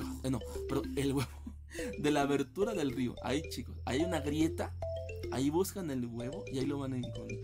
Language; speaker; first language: Spanish; native; Spanish